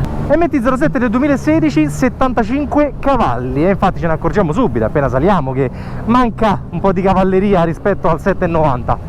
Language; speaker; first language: Italian; native; Italian